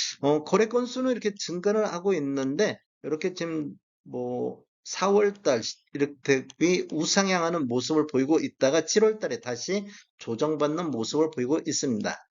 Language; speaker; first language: Korean; native; Korean